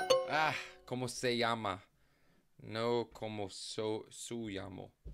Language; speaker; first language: Spanish; non-native, learner; English